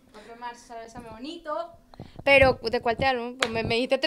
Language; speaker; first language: Spanish; native; Spanish